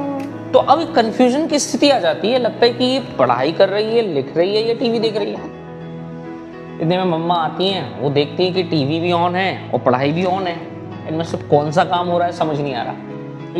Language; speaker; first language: Hindi; native; Hindi